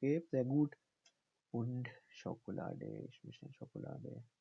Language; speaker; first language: German; non-native, fluent; Urdu